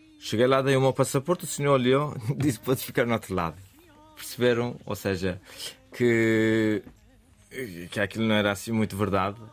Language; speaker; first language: Portuguese; non-native, fluent; Persian